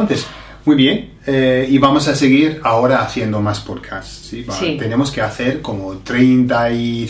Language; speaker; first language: Spanish; non-native, fluent; English